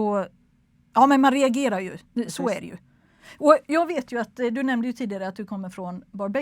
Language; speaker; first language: Swedish; native; Swedish